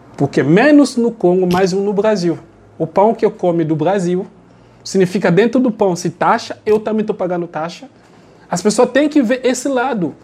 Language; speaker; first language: Portuguese; non-native, fluent; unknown